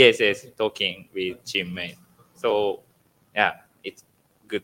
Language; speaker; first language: English; non-native, learner; Japanese